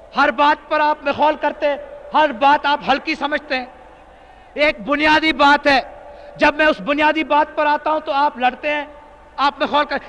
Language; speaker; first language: Urdu; non-native, local second language; Sindhi